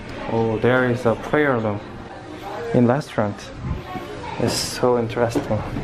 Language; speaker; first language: English; non-native, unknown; Korean